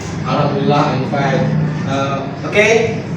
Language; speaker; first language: English; non-native, learner; Indonesian